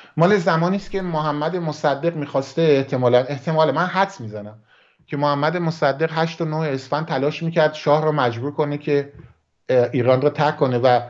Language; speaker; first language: Persian; native; Persian